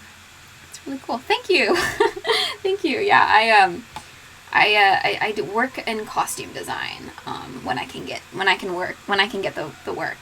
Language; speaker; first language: English; native; English